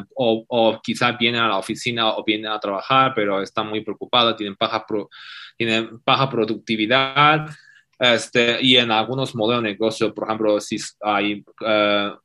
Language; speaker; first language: Spanish; non-native, fluent; Chinese